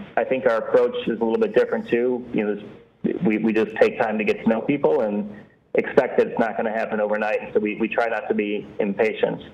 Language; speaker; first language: English; native; English